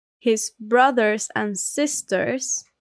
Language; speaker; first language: English; non-native, learner; Spanish